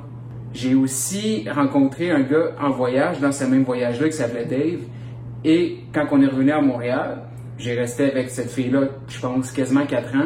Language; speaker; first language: French; native; French